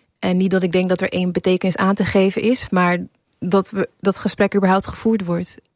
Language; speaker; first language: Dutch; early bilingual, other home language; English